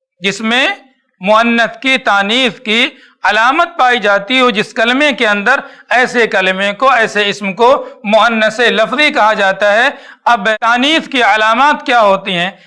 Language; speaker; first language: Urdu; native; Urdu